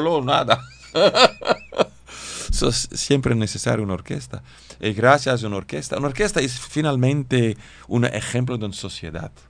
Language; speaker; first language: Spanish; non-native, learner; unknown